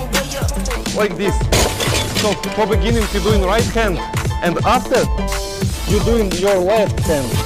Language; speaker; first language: English; non-native, learner; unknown